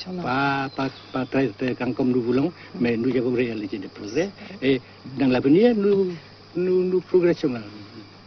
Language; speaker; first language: French; non-native, local second language; Vietnamese